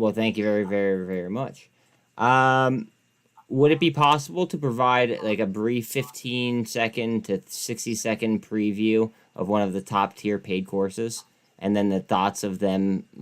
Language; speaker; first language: English; native; English